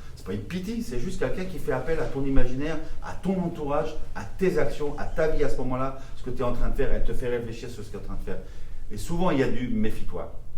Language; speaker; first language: French; non-native, local second language; Armenian